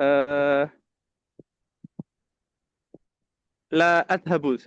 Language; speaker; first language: Arabic; non-native, learner; Indonesian